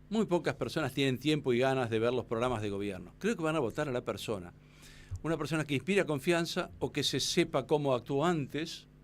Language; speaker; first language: Spanish; native; Spanish